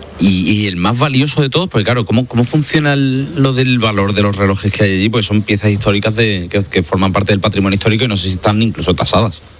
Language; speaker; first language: Spanish; native; Spanish